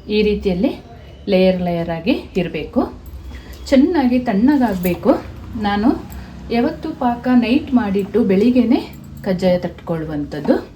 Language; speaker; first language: Kannada; native; Kannada